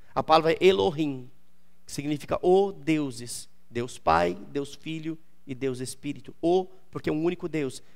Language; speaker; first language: Portuguese; native; Portuguese